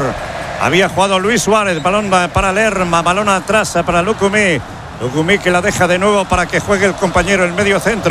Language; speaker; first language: Spanish; native; Spanish